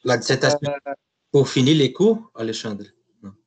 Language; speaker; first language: French; non-native, learner; Portuguese